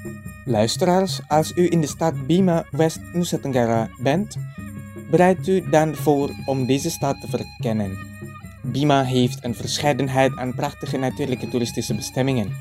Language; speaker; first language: Dutch; non-native, fluent; Indonesian